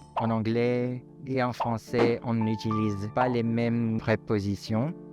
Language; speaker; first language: French; non-native, fluent; Filipino